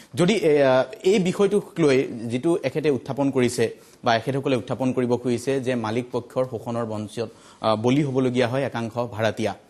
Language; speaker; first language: Assamese; native; Assamese